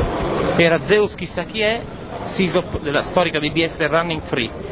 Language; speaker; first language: Italian; native; Italian